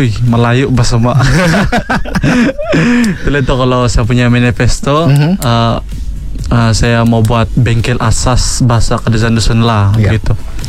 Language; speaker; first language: Malay; non-native, local second language; Central Dusun